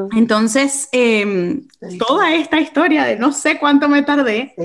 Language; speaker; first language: Spanish; native; Spanish